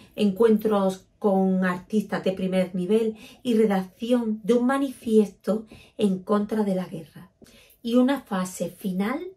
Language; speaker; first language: Spanish; native; Spanish